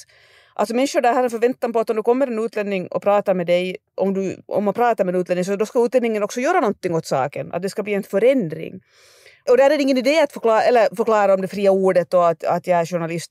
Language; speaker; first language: Swedish; native; Swedish